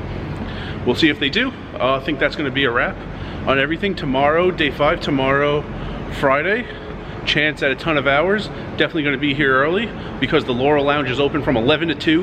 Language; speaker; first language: English; native; English